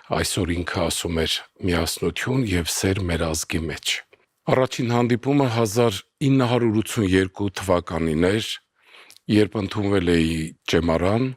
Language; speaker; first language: Armenian; early bilingual, heritage; Armenian